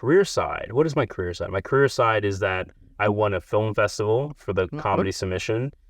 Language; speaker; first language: English; native; English